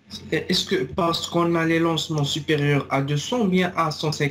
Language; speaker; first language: French; non-native, local second language; Arabic